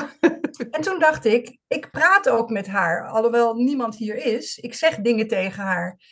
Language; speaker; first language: Dutch; native; Dutch